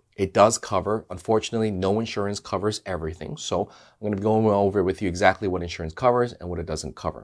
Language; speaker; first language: English; native; English